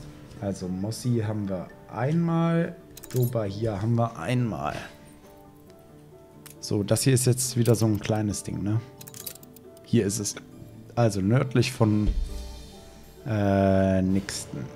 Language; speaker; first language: German; native; German